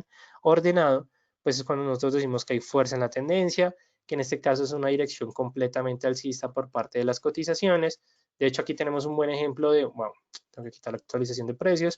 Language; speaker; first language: Spanish; native; Spanish